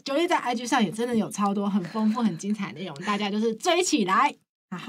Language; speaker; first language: Chinese; native; Chinese